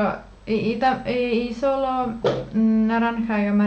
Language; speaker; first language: Spanish; non-native, learner; Finnish